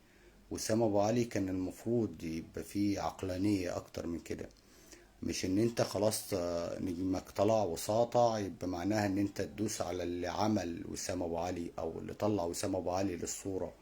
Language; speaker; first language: Arabic; native; Arabic